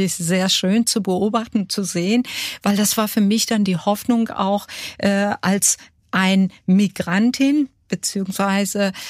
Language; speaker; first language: German; early bilingual, other home language; Kurdish